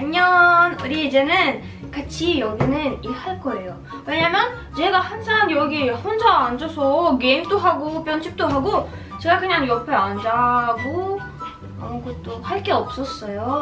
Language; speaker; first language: Korean; non-native, learner; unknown